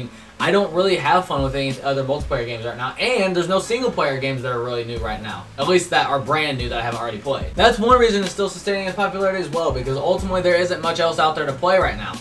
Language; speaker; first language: English; native; English